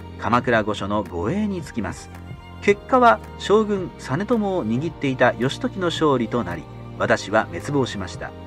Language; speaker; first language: Japanese; native; Japanese